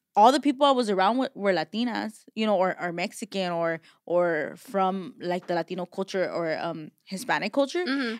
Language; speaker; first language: English; early bilingual, other home language; Spanish